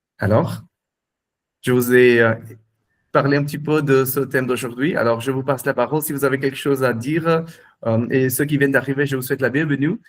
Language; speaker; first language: French; non-native, fluent; Hindi